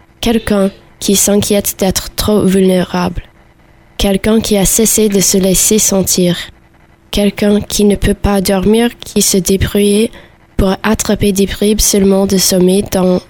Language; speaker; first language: French; non-native, learner; English